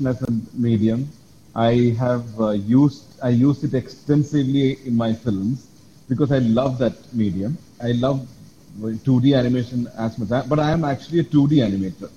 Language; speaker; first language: English; non-native, local second language; Malayalam